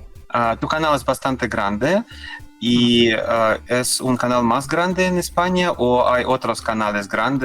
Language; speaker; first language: Spanish; non-native, learner; Russian